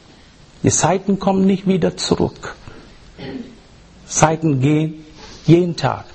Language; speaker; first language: German; non-native, learner; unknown